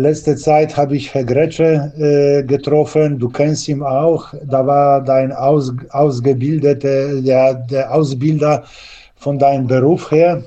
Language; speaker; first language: German; non-native, learner; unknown